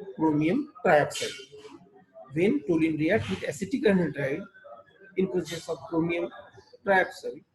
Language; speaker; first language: English; non-native, local second language; Marathi